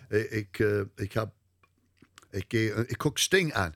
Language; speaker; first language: German; non-native, learner; English